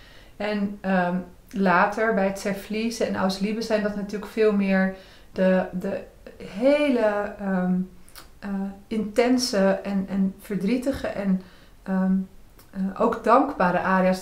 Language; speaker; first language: Dutch; native; Dutch